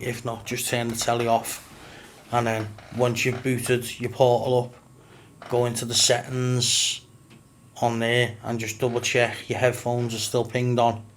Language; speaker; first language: English; native; English